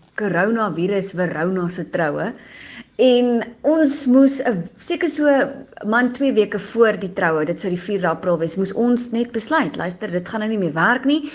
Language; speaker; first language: Afrikaans; native; Afrikaans